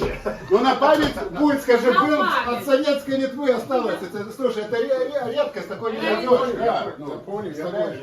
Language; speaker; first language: Russian; native; Russian